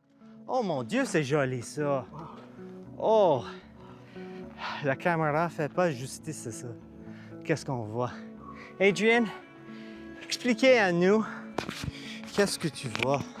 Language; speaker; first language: French; non-native, learner; English